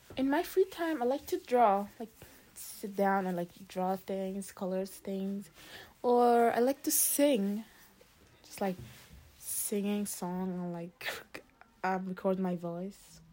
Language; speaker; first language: English; early bilingual, other home language; Arabic